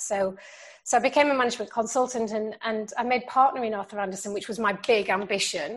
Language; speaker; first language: English; native; English